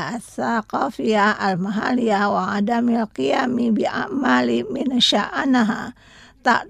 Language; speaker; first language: Arabic; non-native, fluent; Indonesian